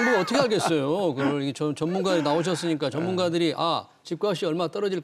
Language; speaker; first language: Korean; native; Korean